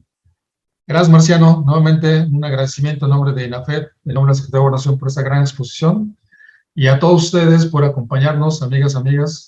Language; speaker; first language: Spanish; native; Spanish